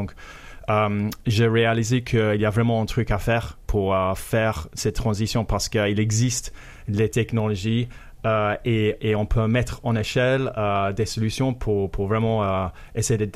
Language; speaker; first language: French; non-native, fluent; English